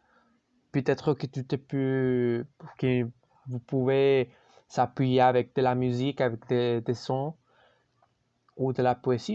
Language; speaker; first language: French; non-native, learner; Spanish